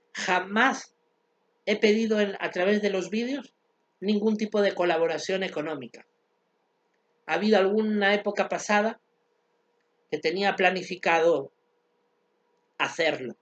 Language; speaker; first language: Spanish; native; Spanish